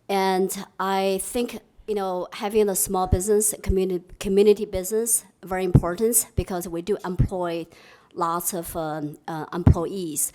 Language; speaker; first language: English; non-native, fluent; Chinese